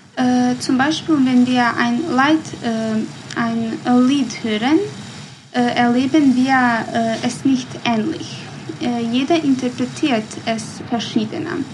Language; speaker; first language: German; non-native, fluent; Bosnian